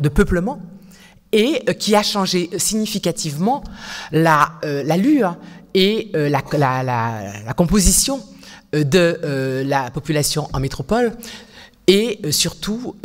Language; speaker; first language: French; native; French